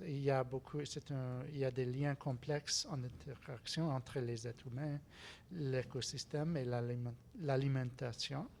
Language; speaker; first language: French; non-native, learner; English